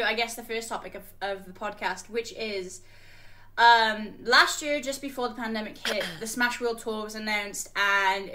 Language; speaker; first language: English; native; English